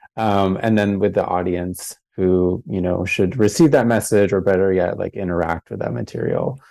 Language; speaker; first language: English; native; English